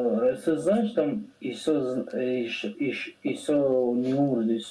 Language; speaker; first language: Russian; non-native, learner; Tajik